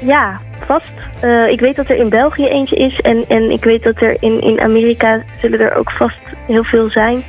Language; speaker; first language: Dutch; native; Dutch